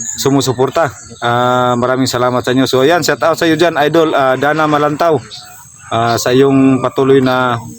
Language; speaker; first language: Filipino; non-native, local second language; Cebuano